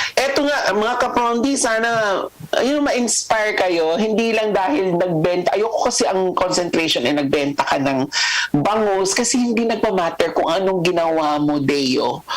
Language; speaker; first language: Filipino; native; Filipino